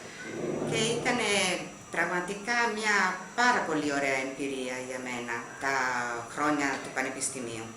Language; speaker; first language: Greek; non-native, fluent; Italian